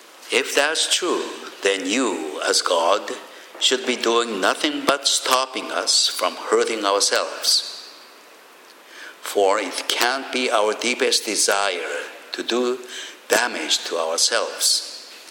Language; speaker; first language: English; non-native, fluent; Japanese